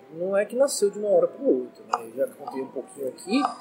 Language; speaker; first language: Portuguese; native; Portuguese